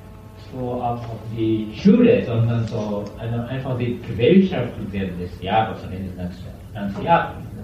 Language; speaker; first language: German; non-native, learner; Japanese